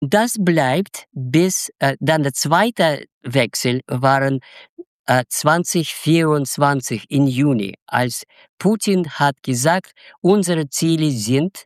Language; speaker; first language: German; non-native, fluent; Russian